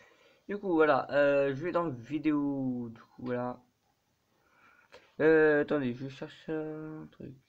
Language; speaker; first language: French; native; French